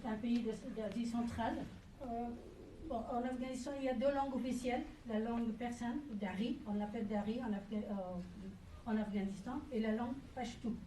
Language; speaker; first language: French; non-native, fluent; Persian